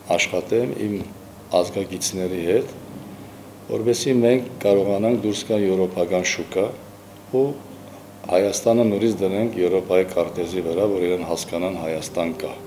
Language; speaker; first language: Armenian; early bilingual, heritage; Armenian